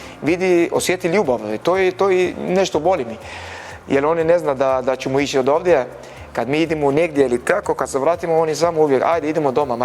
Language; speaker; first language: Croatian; non-native, learner; Arabic